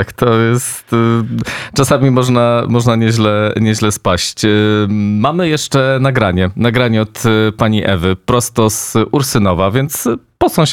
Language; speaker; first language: Polish; native; Polish